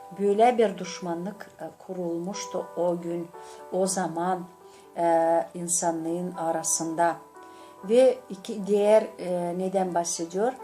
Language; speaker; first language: Turkish; non-native, learner; Gagauz